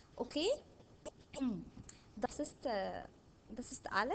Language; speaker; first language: German; non-native, fluent; Arabic